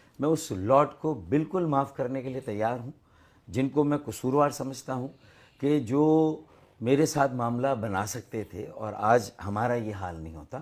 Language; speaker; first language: Urdu; non-native, local second language; Memoni